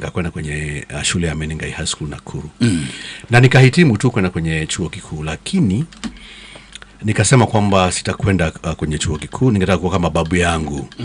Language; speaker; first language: Swahili; non-native, local second language; Kikuyu